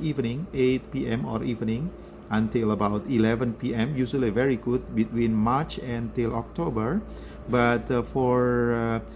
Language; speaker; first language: English; non-native, learner; Indonesian